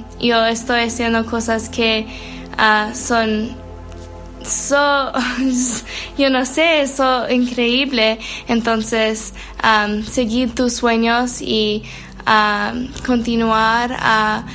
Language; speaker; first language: Spanish; non-native, learner; English